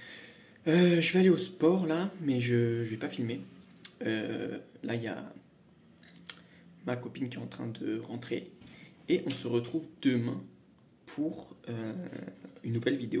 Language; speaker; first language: French; native; French